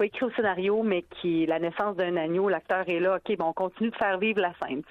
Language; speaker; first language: French; native; French